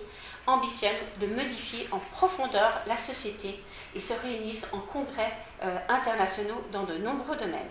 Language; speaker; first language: French; native; French